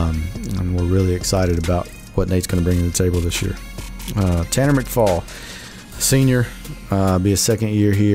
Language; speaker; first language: English; native; English